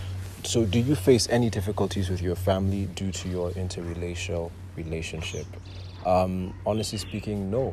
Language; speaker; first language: English; non-native, local second language; Yoruba